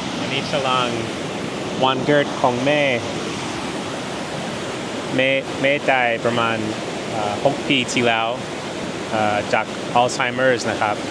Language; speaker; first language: Thai; non-native, fluent; English